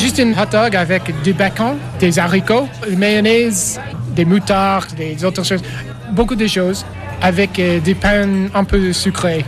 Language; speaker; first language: French; non-native, fluent; English